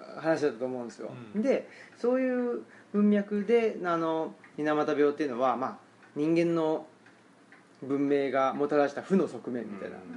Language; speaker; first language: Japanese; native; Japanese